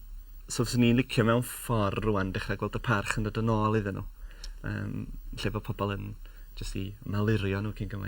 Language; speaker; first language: Welsh; native; Welsh